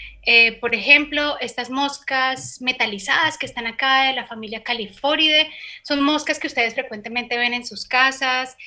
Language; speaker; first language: Spanish; native; Spanish